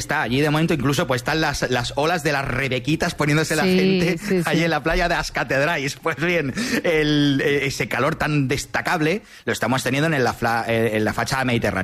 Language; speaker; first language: Spanish; native; Spanish